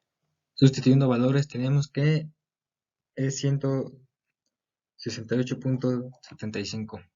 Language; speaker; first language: Spanish; native; Spanish